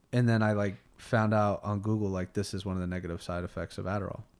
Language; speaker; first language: English; native; English